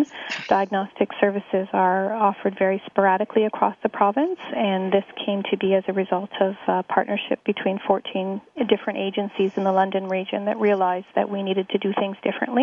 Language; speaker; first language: English; native; English